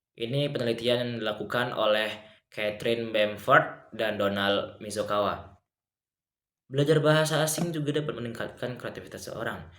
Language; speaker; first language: Indonesian; native; Indonesian